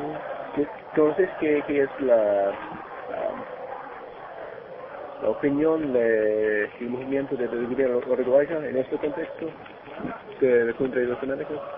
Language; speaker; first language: Spanish; non-native, learner; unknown